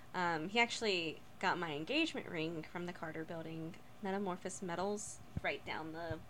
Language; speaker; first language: English; native; English